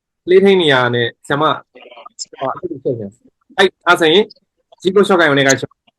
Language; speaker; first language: Japanese; non-native, fluent; Burmese